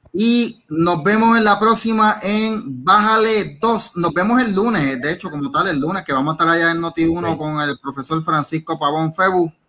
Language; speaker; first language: Spanish; native; Spanish